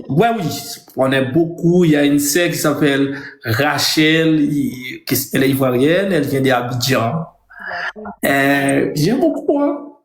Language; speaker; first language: French; non-native, local second language; Haitian Creole